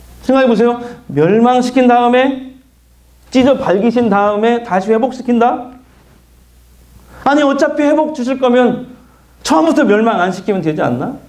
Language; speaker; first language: Korean; native; Korean